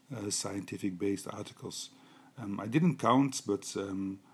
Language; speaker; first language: English; non-native, fluent; Dutch